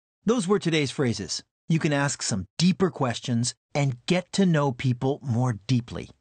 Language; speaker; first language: English; native; English